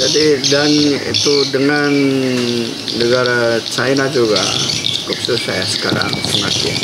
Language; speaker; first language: Indonesian; non-native, learner; Korean